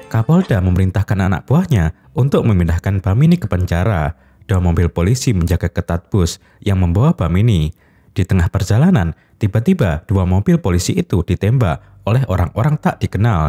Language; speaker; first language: Indonesian; native; Indonesian